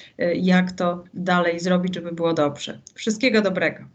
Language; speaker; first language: Polish; native; Polish